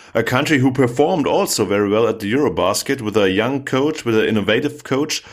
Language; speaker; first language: English; non-native, fluent; German